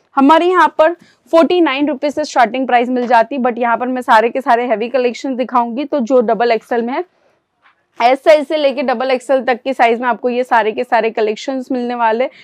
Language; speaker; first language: Hindi; native; Hindi